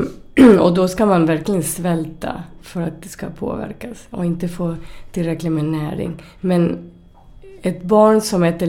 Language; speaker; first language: Swedish; non-native, fluent; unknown